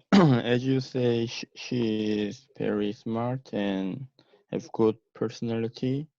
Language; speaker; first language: English; non-native, learner; Korean